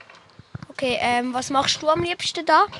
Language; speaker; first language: German; native; German